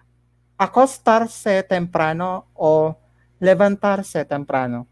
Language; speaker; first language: Spanish; non-native, learner; Filipino